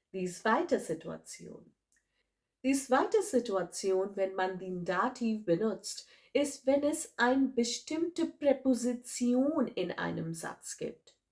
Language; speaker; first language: German; non-native, fluent; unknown